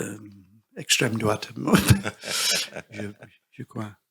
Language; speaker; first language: French; non-native, learner; English